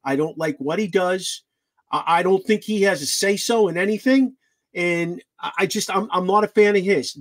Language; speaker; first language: English; native; English